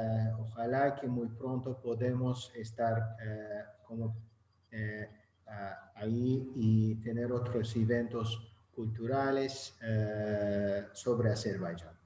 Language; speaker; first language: Spanish; non-native, learner; Azerbaijani